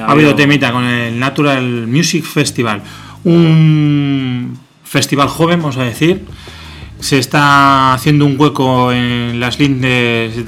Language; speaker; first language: Spanish; native; Spanish